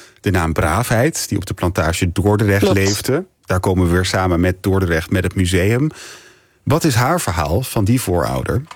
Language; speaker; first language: Dutch; native; Dutch